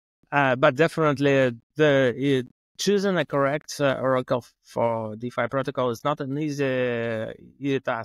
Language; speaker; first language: English; non-native, fluent; Russian